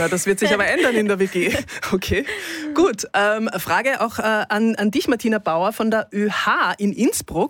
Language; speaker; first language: German; native; German